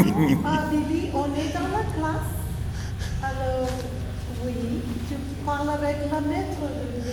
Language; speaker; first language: French; non-native, fluent; Spanish